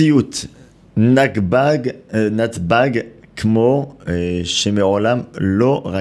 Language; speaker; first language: Hebrew; non-native, learner; French